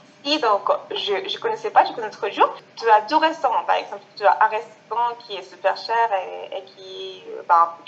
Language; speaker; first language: French; non-native, fluent; Spanish